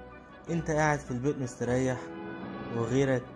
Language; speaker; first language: Arabic; native; Arabic